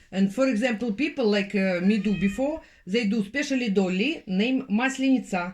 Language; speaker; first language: English; non-native, learner; Russian